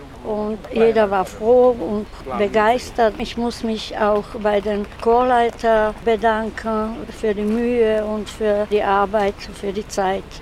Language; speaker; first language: German; non-native, local second language; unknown